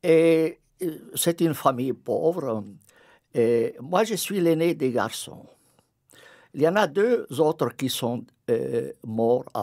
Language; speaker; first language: French; non-native, fluent; Arabic